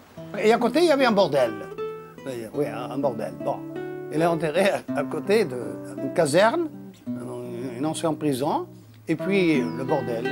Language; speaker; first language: French; non-native, local second language; Arabic